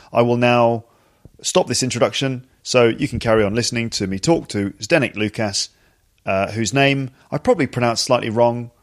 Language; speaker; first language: English; native; English